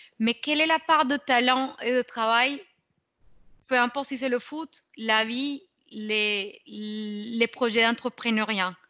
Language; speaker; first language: French; non-native, fluent; Spanish